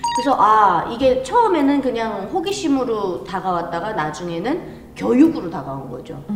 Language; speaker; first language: Korean; native; Korean